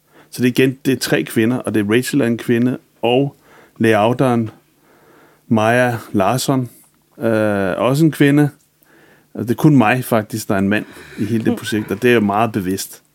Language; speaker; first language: Danish; native; Danish